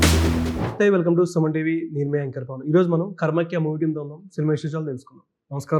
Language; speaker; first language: Telugu; native; Telugu